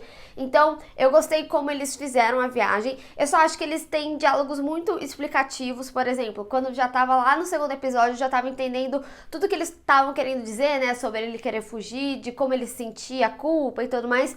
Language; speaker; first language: Portuguese; native; Portuguese